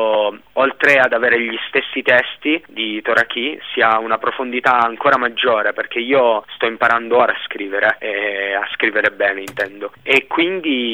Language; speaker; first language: Italian; native; Italian